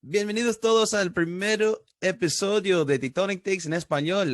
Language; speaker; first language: Spanish; early bilingual, heritage; Spanish